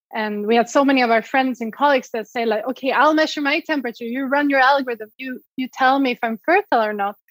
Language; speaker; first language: English; non-native, fluent; Swedish